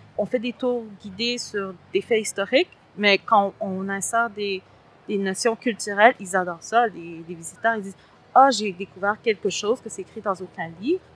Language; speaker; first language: French; early bilingual, other home language; Spanish